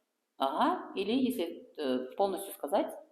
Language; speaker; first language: Russian; non-native, local second language; Kara-Kalpak